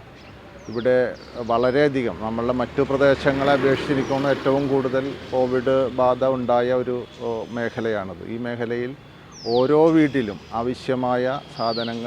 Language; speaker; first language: Malayalam; native; Malayalam